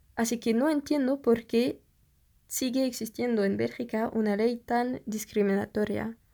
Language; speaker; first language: Spanish; non-native, fluent; French